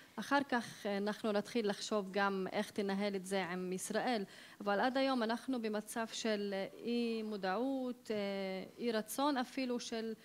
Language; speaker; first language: Hebrew; non-native, local second language; Arabic